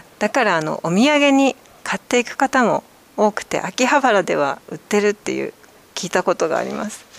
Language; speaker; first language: Japanese; native; Japanese